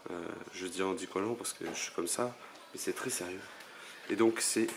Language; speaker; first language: French; native; French